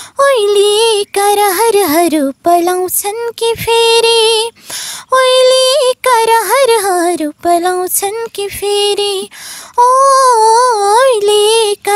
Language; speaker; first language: Nepali; non-native, local second language; Dangaura Tharu